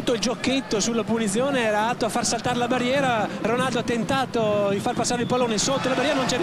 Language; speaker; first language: Italian; native; Italian